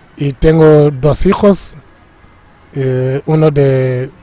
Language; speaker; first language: Spanish; non-native, fluent; Wolof